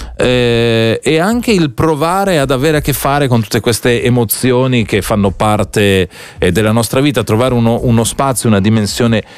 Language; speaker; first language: Italian; native; Italian